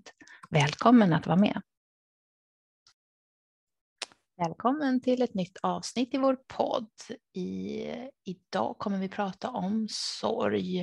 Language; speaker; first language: Swedish; native; Swedish